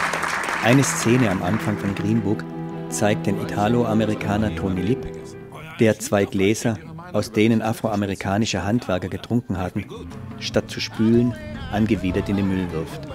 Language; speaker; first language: German; native; German